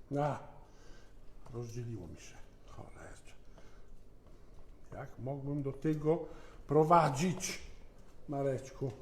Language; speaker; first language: Polish; non-native, fluent; Italian